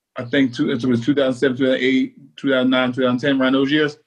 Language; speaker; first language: English; native; English